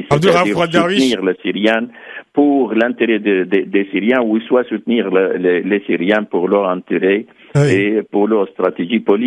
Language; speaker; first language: French; non-native, fluent; Arabic